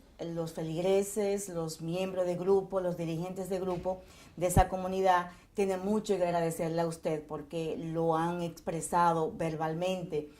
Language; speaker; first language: Spanish; native; Spanish